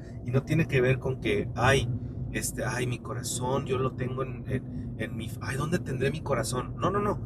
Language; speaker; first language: Spanish; native; Spanish